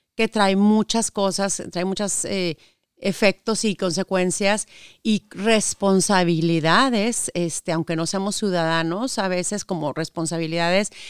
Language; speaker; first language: Spanish; native; Spanish